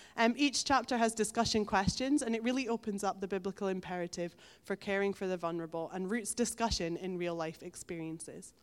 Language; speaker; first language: English; native; English